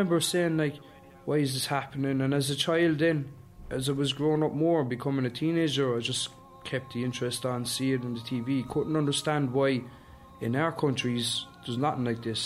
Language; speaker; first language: English; native; English